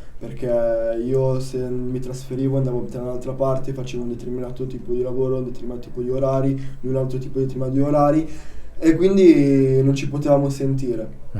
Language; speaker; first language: Italian; early bilingual, other home language; Albanian